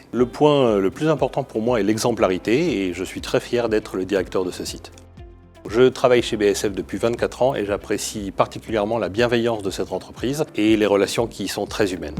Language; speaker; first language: French; native; French